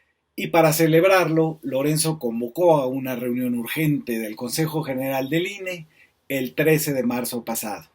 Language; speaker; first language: Spanish; native; Spanish